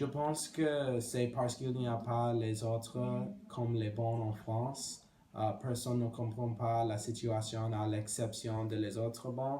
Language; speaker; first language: French; non-native, learner; English